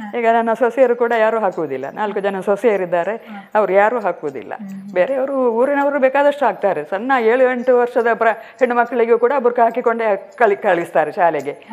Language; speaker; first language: Kannada; non-native, local second language; Malayalam